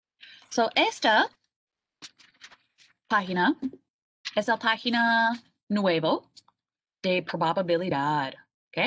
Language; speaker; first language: Spanish; non-native, learner; English